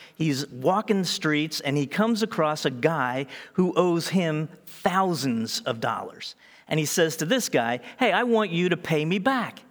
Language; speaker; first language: English; native; English